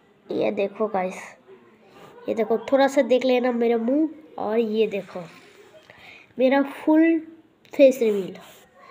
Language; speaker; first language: Hindi; non-native, local second language; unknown